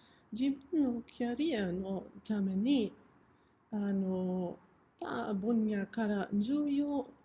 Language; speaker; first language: Japanese; non-native, fluent; German